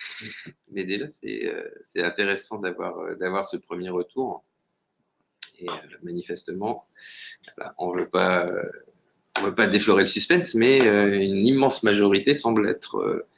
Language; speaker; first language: French; native; French